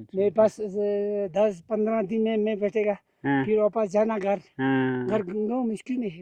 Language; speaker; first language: Hindi; non-native, local second language; Ladakhi